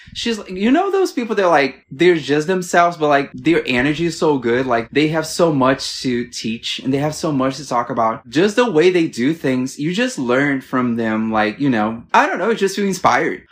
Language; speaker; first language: English; non-native, fluent; Portuguese